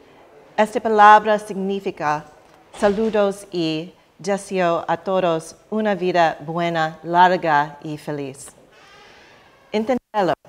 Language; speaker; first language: Spanish; non-native, learner; English